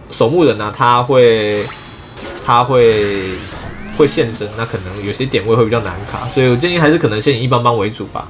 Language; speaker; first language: Chinese; native; Chinese